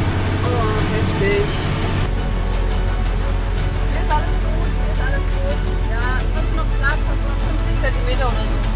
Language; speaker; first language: German; native; German